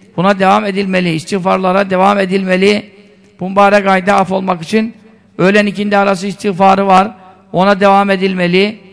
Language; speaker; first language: Turkish; native; Turkish